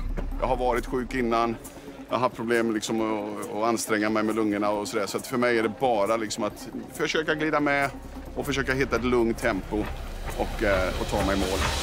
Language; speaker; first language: Swedish; native; Swedish